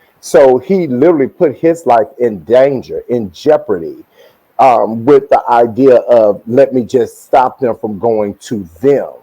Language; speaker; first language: English; native; English